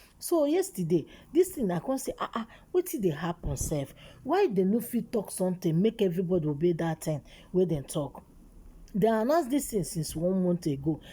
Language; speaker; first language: Nigerian Pidgin; non-native, local second language; Igbo